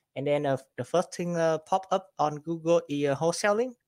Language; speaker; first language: English; non-native, learner; Vietnamese